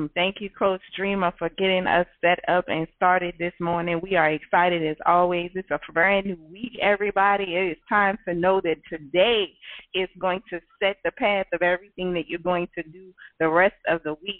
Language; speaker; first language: English; native; English